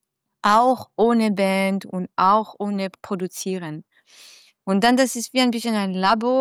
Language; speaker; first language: German; non-native, fluent; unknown